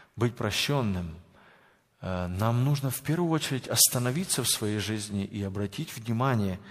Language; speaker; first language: Russian; native; Russian